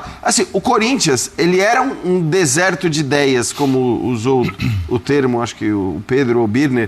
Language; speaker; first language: Portuguese; native; Portuguese